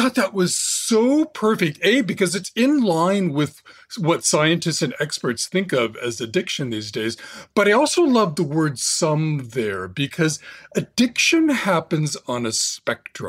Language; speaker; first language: English; native; English